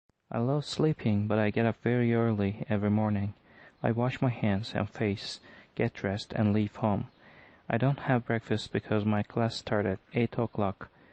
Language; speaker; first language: English; non-native, fluent; Turkish